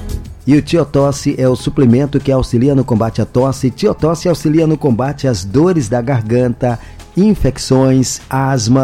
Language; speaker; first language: Portuguese; native; Portuguese